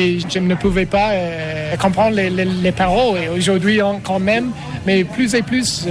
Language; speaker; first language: French; non-native, learner; English